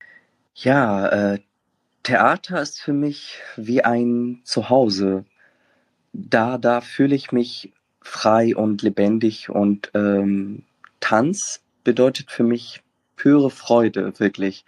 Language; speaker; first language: German; non-native, fluent; Arabic